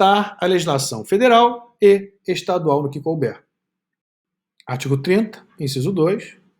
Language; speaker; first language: Portuguese; native; Portuguese